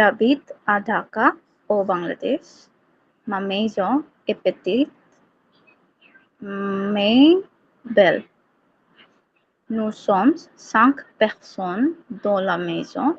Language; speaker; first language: French; non-native, learner; Bangla